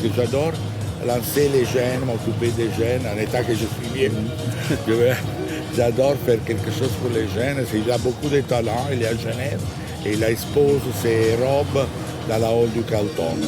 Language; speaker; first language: French; non-native, fluent; Italian